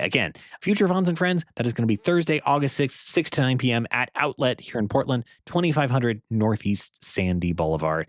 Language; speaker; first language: English; native; English